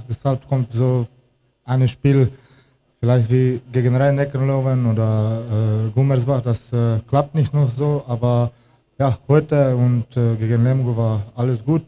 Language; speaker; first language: German; non-native, learner; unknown